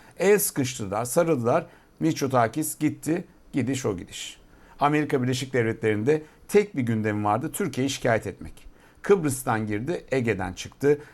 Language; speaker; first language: Turkish; native; Turkish